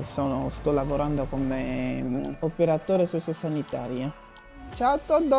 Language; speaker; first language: Italian; non-native, fluent; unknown